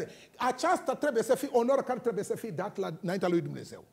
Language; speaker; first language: Romanian; non-native, learner; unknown